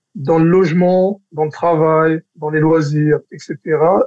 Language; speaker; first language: French; native; French